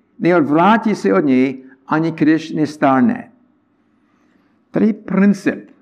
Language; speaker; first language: Czech; non-native, learner; English